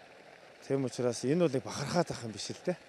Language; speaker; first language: Mongolian; native; Mongolian